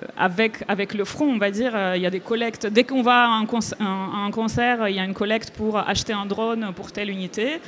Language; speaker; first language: French; non-native, fluent; Ukrainian